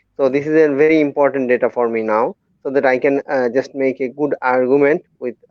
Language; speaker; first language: English; non-native, local second language; Bangla